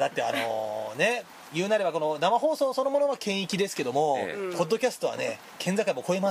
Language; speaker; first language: Japanese; native; Japanese